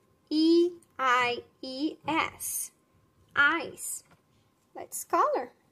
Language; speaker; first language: English; non-native, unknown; Portuguese